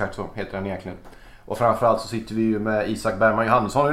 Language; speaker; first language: Swedish; native; Swedish